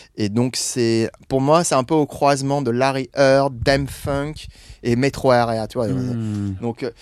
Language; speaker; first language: French; non-native, fluent; English